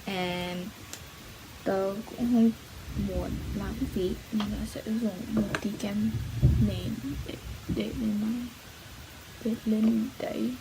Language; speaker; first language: Vietnamese; early bilingual, heritage; Vietnamese